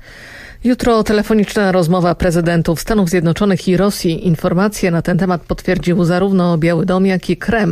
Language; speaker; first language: Polish; native; Polish